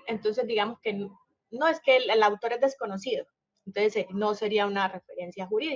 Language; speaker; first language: Spanish; native; Spanish